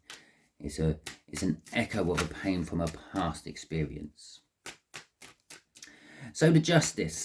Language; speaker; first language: English; native; English